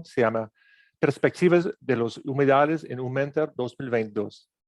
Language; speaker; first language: Spanish; non-native, fluent; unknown